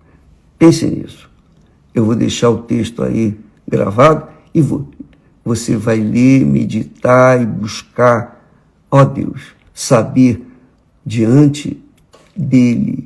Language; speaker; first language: Portuguese; native; Portuguese